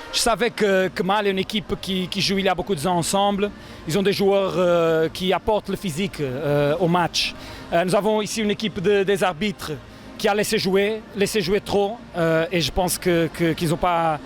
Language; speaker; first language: French; non-native, fluent; Portuguese